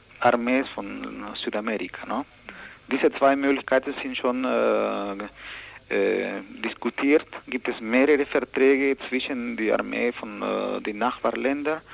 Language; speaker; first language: German; non-native, learner; Spanish